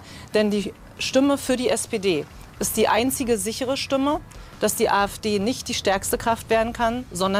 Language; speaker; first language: German; native; German